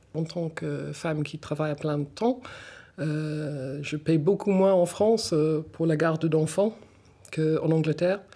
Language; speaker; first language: French; non-native, fluent; English